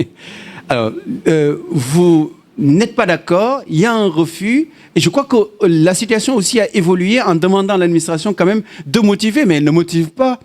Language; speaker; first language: French; non-native, local second language; Wolof